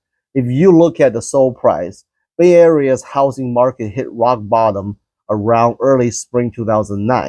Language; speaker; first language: English; non-native, fluent; Chinese